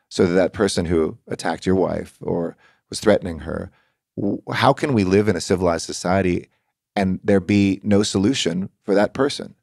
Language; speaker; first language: English; native; English